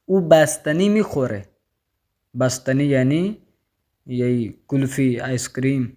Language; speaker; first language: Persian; non-native, fluent; Urdu